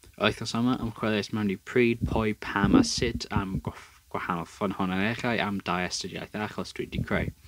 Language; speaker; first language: Welsh; non-native, local second language; English